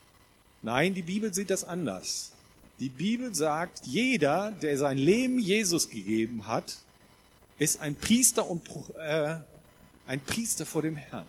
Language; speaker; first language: German; native; German